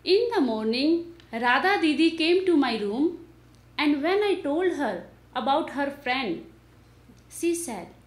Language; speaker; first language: English; non-native, local second language; Nepali